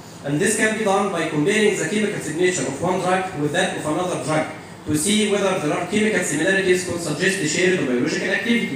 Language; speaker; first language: English; non-native, fluent; Arabic